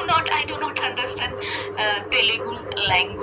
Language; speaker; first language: English; non-native, learner; Bangla